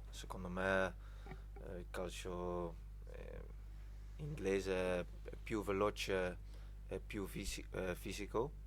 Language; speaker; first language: Italian; non-native, fluent; Dutch